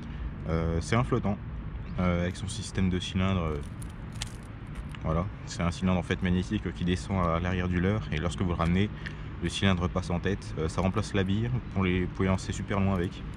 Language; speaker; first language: French; native; French